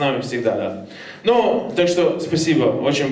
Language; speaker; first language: Russian; non-native, learner; Latvian